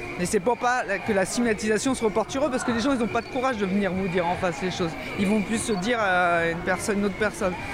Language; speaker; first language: French; native; French